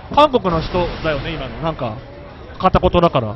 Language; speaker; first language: Japanese; native; Japanese